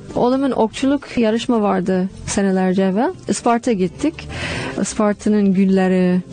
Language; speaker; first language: Turkish; non-native, fluent; English